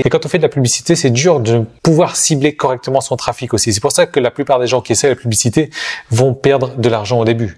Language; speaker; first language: French; native; French